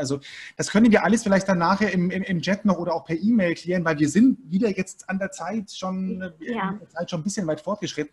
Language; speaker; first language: German; native; German